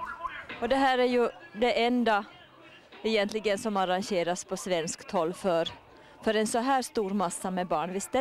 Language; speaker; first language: Swedish; native; Swedish